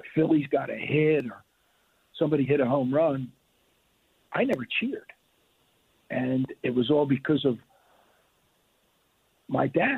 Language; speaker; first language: English; native; English